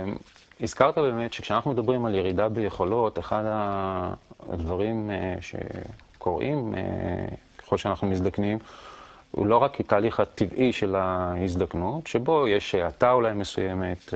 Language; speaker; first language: Hebrew; native; Hebrew